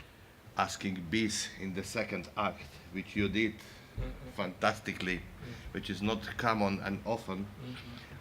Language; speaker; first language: English; non-native, fluent; Slovenian